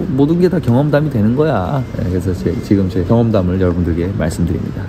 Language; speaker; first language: Korean; native; Korean